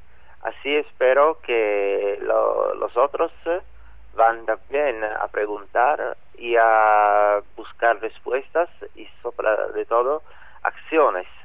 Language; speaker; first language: Spanish; non-native, learner; Italian